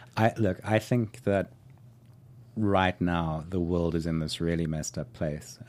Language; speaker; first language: English; native; English